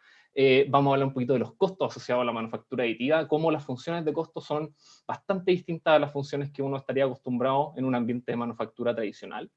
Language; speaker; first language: Spanish; native; Spanish